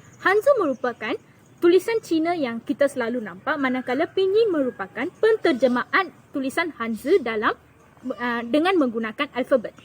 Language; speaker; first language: Malay; non-native, local second language; Tamil